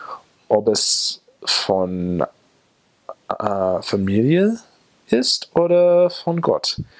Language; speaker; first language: German; non-native, fluent; English